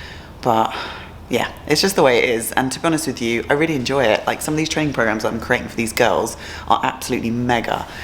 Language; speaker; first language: English; native; English